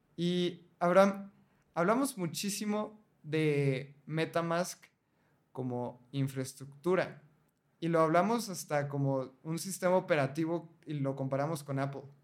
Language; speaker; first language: Spanish; native; Spanish